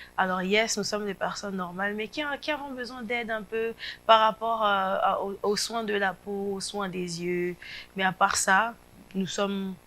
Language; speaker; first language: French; non-native, local second language; Lingala